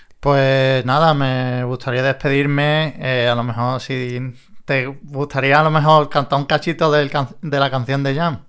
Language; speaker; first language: Spanish; native; Spanish